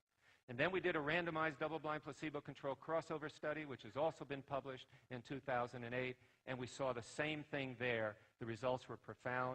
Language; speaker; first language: English; native; English